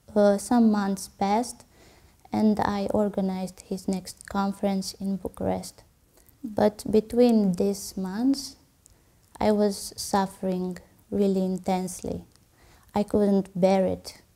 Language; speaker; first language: English; non-native, fluent; Romanian